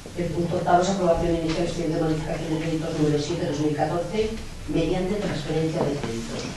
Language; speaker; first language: Spanish; native; Spanish